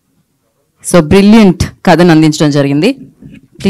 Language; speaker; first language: Telugu; native; Telugu